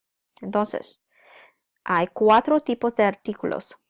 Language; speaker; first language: Spanish; non-native, fluent; English